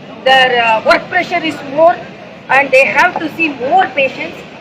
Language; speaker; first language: English; non-native, local second language; Tamil